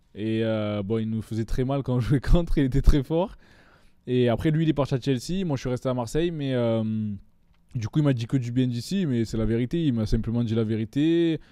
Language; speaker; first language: French; native; French